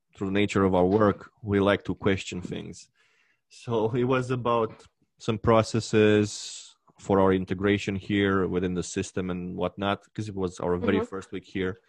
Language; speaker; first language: English; non-native, fluent; Romanian